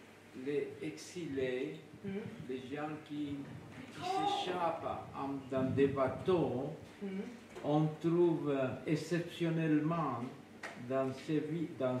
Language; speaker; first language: French; non-native, fluent; Spanish